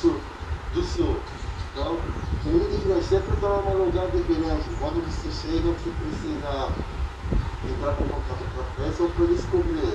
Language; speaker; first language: Portuguese; non-native, learner; Arabic